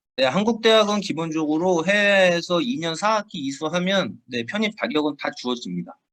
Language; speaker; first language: Korean; native; Korean